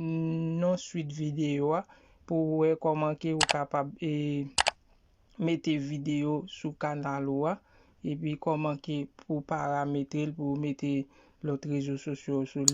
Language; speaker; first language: French; non-native, learner; Haitian Creole